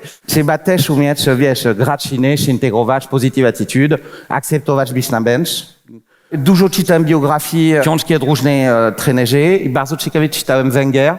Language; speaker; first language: Polish; non-native, fluent; French